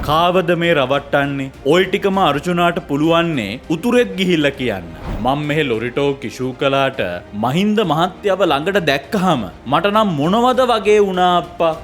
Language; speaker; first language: Sinhala; native; Sinhala